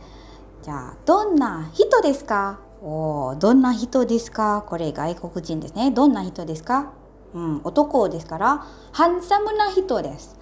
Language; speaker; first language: Japanese; non-native, fluent; Indonesian